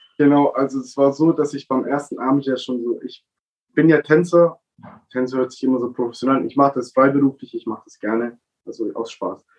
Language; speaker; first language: German; early bilingual, other home language; Italian